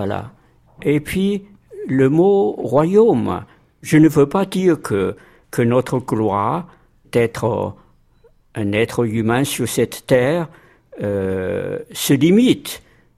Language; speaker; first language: French; non-native, fluent; Chinese